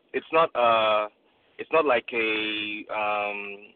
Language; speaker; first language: English; non-native, local second language; Yoruba